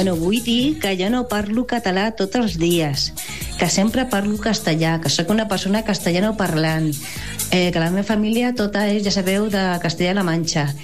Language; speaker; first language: Catalan; non-native, local second language; Spanish